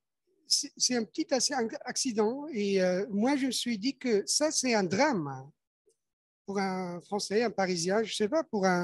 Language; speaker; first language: French; non-native, fluent; Persian